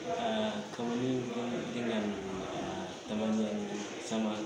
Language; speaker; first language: Indonesian; non-native, learner; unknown